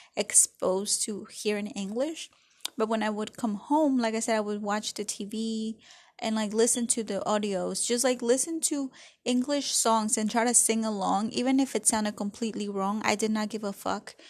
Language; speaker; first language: English; early bilingual, other home language; Spanish